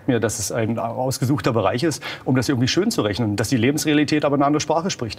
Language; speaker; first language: German; native; German